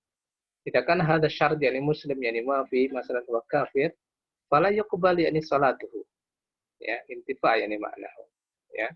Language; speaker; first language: Arabic; non-native, fluent; Indonesian